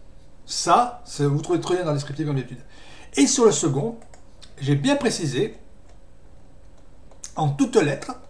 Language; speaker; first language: French; native; French